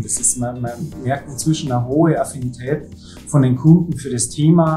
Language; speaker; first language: German; native; German